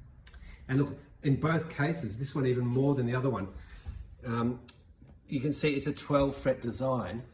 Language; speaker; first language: English; native; English